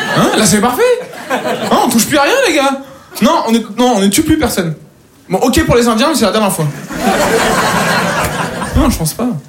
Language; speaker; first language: French; native; French